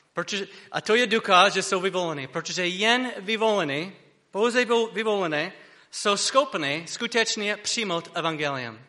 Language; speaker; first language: Czech; non-native, fluent; English